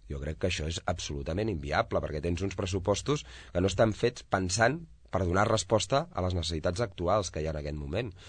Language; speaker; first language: Catalan; native; Catalan